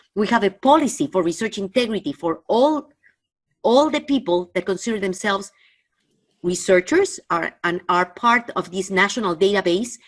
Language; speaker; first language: English; non-native, fluent; Spanish